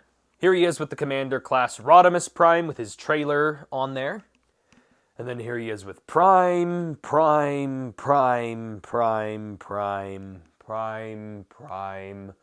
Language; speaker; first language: English; native; English